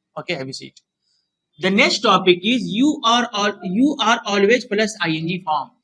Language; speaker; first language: Hindi; native; Hindi